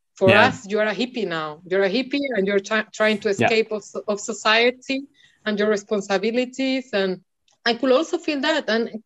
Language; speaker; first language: English; non-native, fluent; Spanish